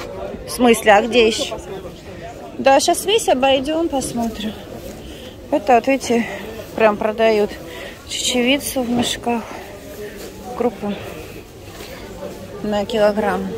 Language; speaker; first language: Russian; native; Russian